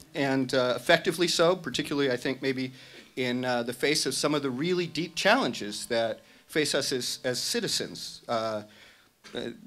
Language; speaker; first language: English; native; English